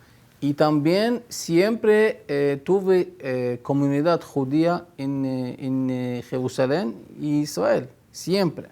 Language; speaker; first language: Spanish; non-native, fluent; Hebrew